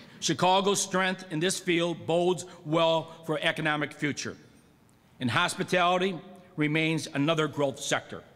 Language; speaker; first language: English; native; English